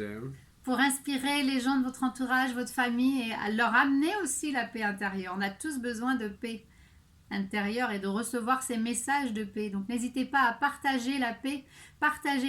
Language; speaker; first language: French; native; French